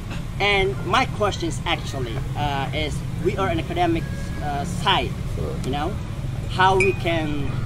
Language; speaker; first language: English; non-native, learner; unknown